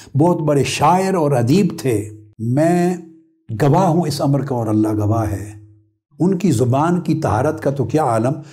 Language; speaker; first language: Urdu; non-native, local second language; Punjabi